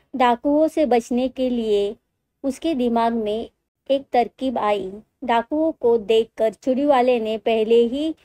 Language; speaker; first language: Hindi; native; Hindi